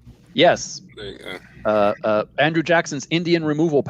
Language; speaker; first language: English; native; English